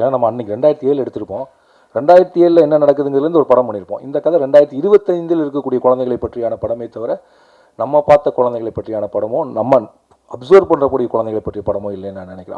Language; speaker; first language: Tamil; native; Tamil